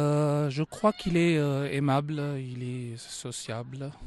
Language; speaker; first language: French; non-native, fluent; Arabic